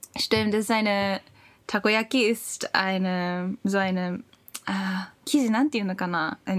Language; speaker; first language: German; non-native, learner; Japanese